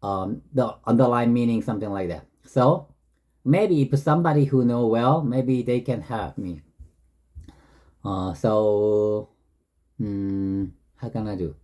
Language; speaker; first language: English; non-native, learner; Korean